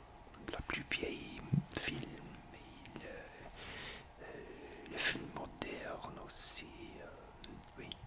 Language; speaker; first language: French; non-native, learner; English